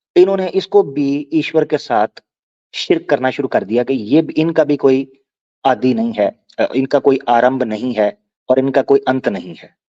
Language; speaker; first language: Urdu; non-native, local second language; Punjabi